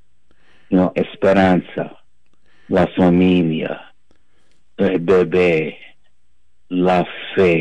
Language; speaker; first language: Spanish; non-native, fluent; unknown